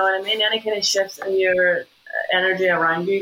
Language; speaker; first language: English; native; English